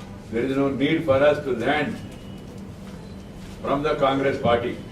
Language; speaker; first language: English; non-native, local second language; Telugu